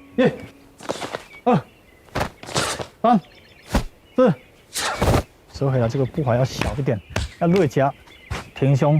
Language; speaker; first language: Chinese; native; Chinese